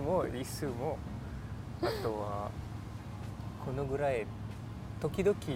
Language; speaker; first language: Japanese; non-native, learner; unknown